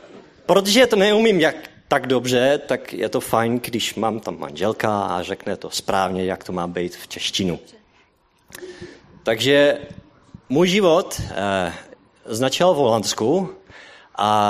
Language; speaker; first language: Czech; non-native, learner; Dutch